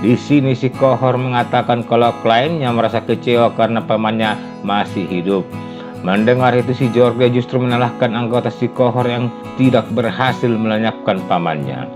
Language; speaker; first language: Indonesian; native; Indonesian